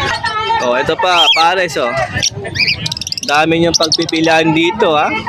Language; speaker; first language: Filipino; native; Filipino